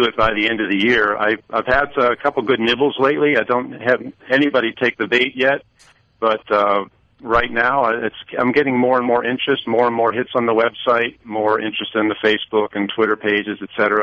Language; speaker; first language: English; native; English